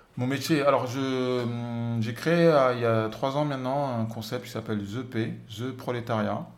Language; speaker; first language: French; non-native, local second language; Wolof